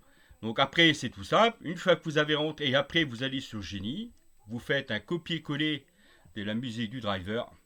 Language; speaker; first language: French; native; French